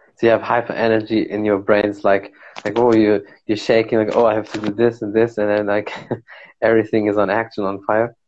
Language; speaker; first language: English; non-native, fluent; Arabic